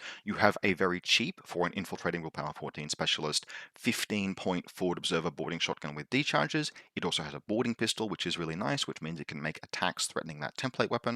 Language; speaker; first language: English; native; English